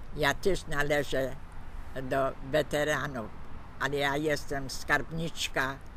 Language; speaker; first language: Polish; early bilingual, heritage; Polish